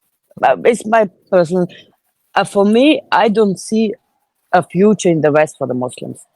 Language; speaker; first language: English; non-native, fluent; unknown